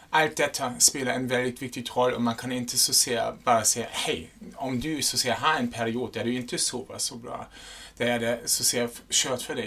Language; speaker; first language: Swedish; non-native, fluent; German